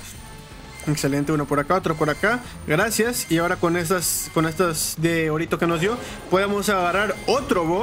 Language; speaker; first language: Spanish; native; Spanish